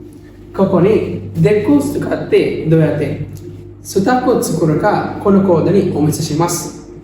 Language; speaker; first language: Japanese; non-native, learner; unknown